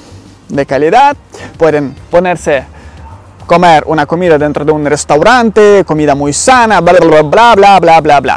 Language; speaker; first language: Spanish; non-native, learner; Ukrainian